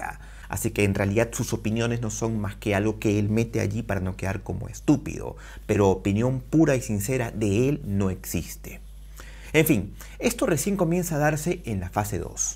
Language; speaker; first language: Spanish; native; Spanish